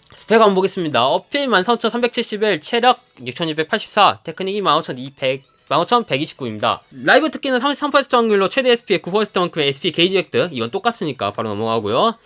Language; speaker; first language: Korean; native; Korean